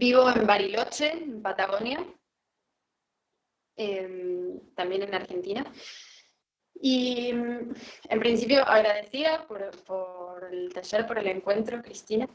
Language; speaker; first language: Spanish; native; Spanish